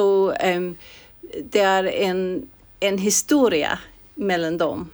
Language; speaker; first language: Swedish; non-native, fluent; English